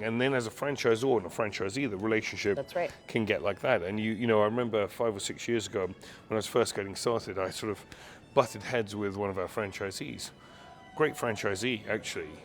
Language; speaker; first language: English; native; English